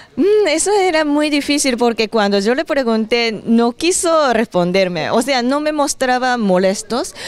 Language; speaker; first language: Spanish; non-native, fluent; Japanese